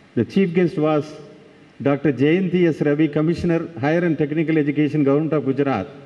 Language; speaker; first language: English; non-native, local second language; Tamil